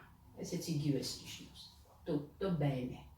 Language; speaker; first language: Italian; non-native, fluent; Georgian